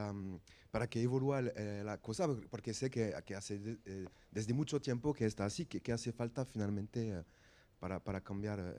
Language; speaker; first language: Spanish; non-native, fluent; French